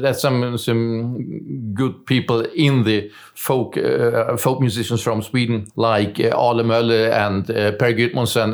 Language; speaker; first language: English; non-native, fluent; German